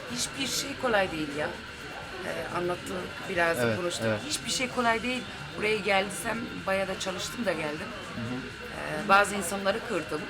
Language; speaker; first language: Turkish; early bilingual, heritage; Turkish